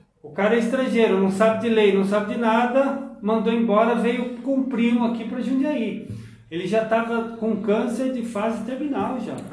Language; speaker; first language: Portuguese; native; Portuguese